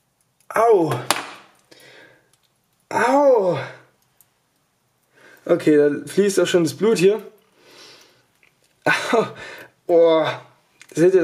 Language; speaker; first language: German; native; German